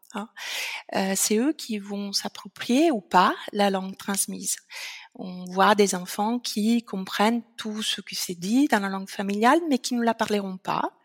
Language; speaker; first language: French; non-native, fluent; Italian